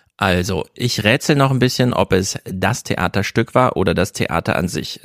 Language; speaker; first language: German; native; German